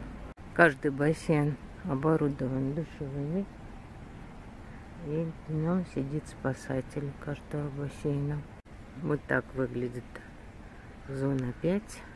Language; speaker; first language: Russian; native; Russian